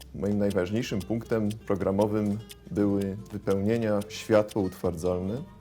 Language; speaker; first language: Polish; native; Polish